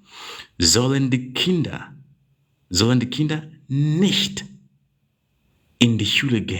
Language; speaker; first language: German; non-native, learner; English